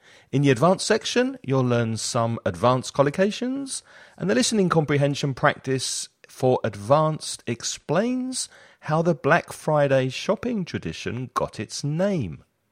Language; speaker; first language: English; native; English